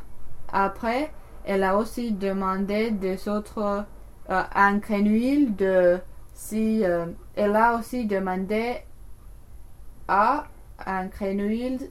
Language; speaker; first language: French; non-native, learner; English